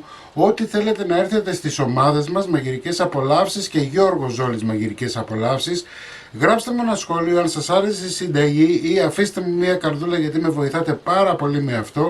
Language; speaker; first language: Greek; native; Greek